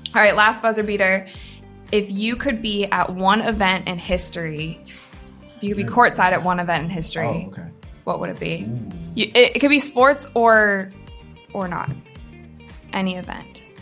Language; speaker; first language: English; native; English